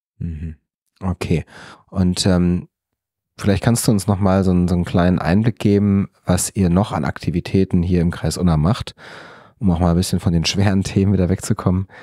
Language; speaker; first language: German; native; German